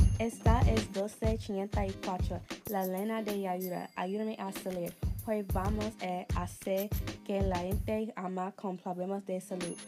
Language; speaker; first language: Spanish; non-native, learner; English